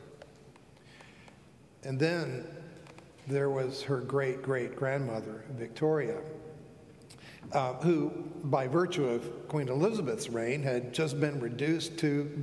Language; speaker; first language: English; native; English